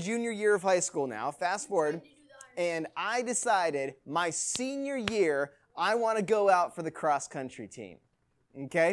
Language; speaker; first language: English; native; English